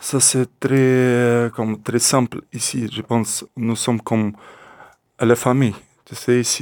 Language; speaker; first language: French; non-native, learner; Russian